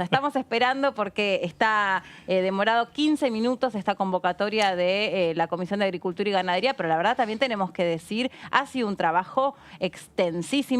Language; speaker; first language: Spanish; native; Spanish